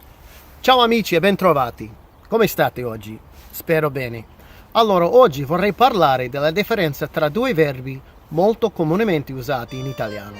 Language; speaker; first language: Italian; non-native, fluent; English